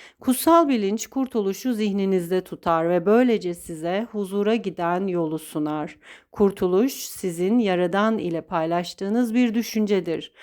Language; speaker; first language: Turkish; native; Turkish